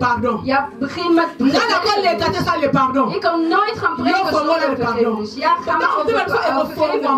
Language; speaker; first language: Dutch; non-native, fluent; Lingala